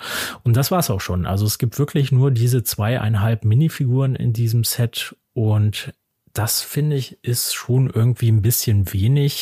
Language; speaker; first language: German; native; German